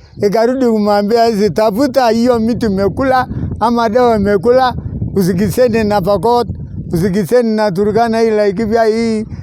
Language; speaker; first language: Swahili; non-native, local second language; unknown